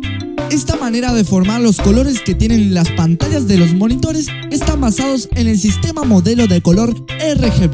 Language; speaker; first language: Spanish; native; Spanish